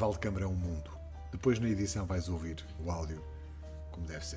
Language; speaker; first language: Portuguese; native; Portuguese